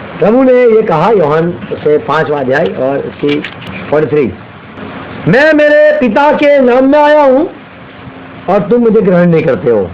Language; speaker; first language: Hindi; non-native, local second language; Gujarati